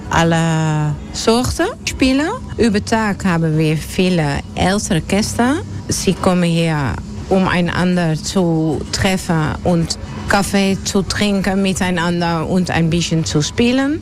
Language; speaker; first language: German; non-native, learner; Dutch